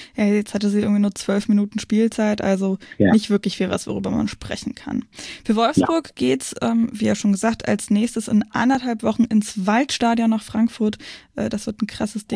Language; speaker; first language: German; native; German